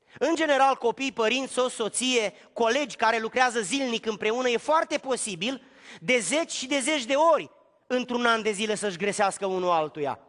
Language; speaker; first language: Romanian; native; Romanian